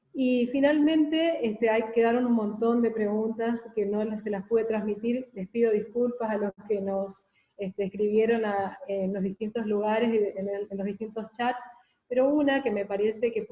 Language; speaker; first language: Spanish; native; Spanish